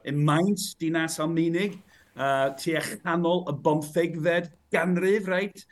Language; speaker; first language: Welsh; native; Welsh